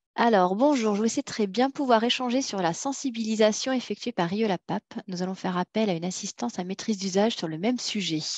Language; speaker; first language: French; native; French